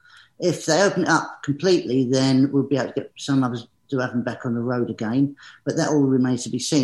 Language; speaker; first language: English; native; English